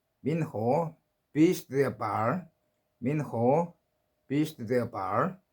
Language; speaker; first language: German; non-native, learner; Korean